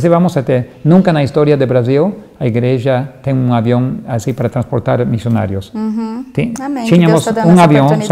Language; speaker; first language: Portuguese; non-native, fluent; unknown